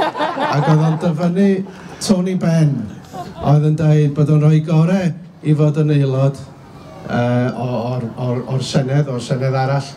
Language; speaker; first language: Welsh; native; Welsh